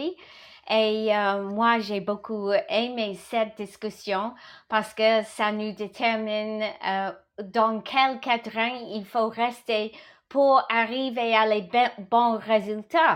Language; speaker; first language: French; non-native, fluent; English